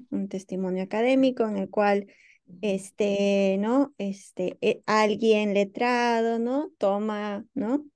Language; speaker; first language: Spanish; native; Spanish